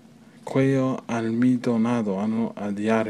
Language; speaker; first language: Spanish; non-native, learner; English